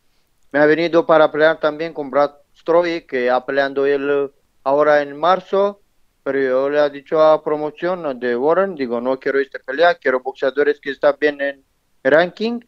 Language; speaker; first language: Spanish; non-native, learner; Romanian